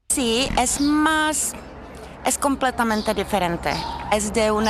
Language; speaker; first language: Spanish; non-native, fluent; Czech